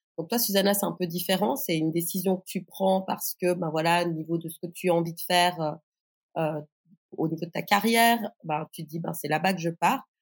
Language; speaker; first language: French; native; French